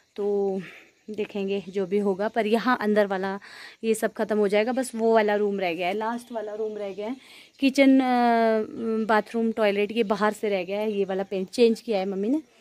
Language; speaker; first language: Hindi; non-native, local second language; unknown